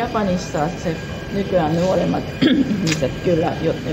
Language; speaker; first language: Finnish; non-native, fluent; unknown